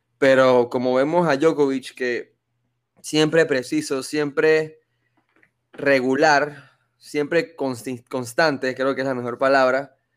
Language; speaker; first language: Spanish; native; Spanish